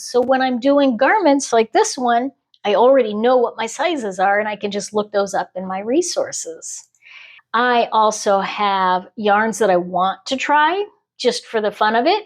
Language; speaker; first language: English; native; English